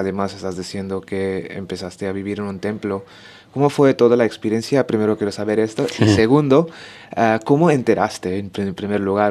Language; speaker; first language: Spanish; non-native, learner; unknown